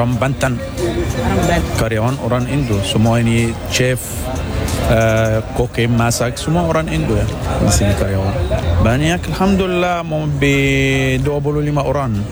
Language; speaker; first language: Indonesian; non-native, learner; Arabic